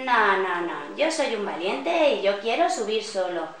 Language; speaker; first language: Spanish; native; Spanish